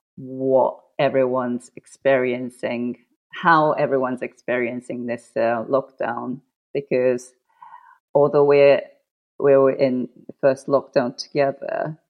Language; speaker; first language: English; non-native, fluent; Japanese